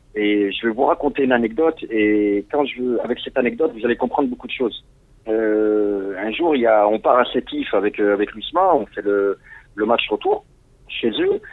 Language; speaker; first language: French; non-native, local second language; Arabic